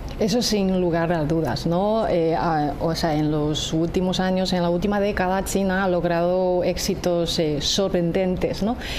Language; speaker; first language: Spanish; non-native, fluent; Chinese